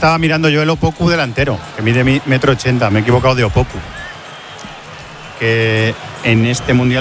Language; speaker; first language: Spanish; native; Spanish